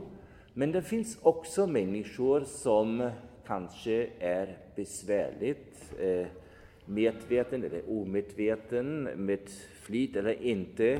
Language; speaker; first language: Swedish; non-native, fluent; German